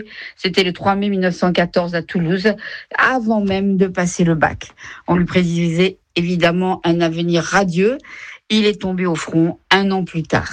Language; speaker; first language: French; native; French